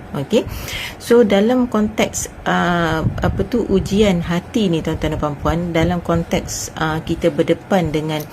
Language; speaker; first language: Malay; native; Malay